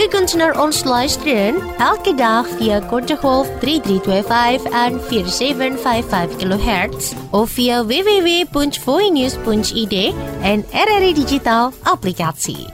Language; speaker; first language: Dutch; non-native, fluent; Indonesian